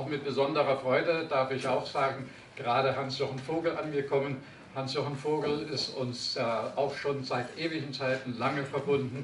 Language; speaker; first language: German; native; German